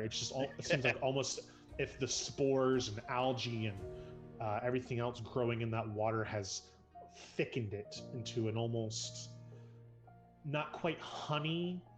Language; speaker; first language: English; native; English